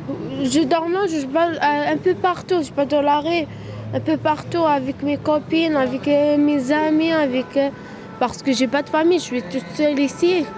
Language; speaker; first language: French; non-native, learner; Arabic